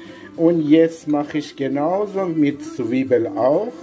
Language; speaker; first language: German; non-native, learner; Persian